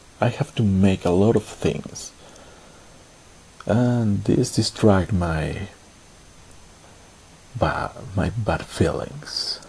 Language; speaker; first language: English; non-native, learner; Spanish